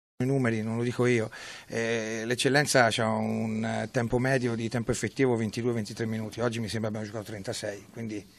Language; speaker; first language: Italian; native; Italian